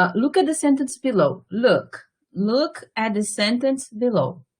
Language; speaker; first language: English; non-native, fluent; Portuguese